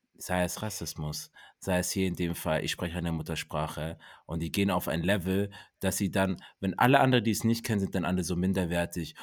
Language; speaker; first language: German; native; German